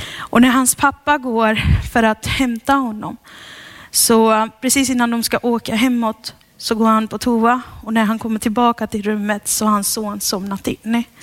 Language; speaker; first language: Swedish; early bilingual, heritage; Swedish